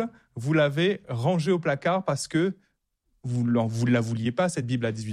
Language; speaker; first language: French; native; French